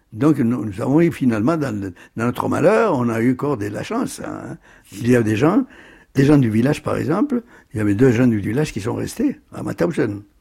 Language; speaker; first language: French; early bilingual, other home language; Spanish